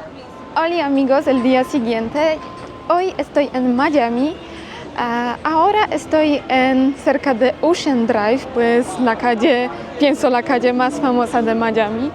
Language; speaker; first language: Spanish; non-native, fluent; Polish